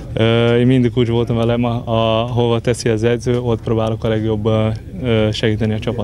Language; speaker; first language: Hungarian; non-native, fluent; Portuguese